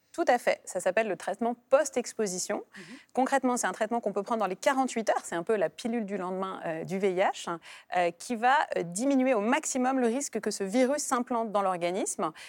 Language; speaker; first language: French; native; French